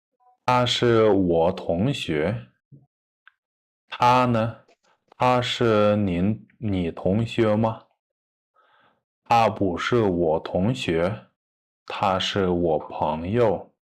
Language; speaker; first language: Chinese; non-native, fluent; Kyrgyz